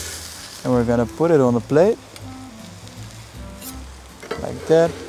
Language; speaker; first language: English; non-native, fluent; Dutch